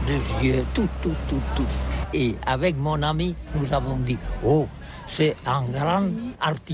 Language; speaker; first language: French; non-native, learner; Catalan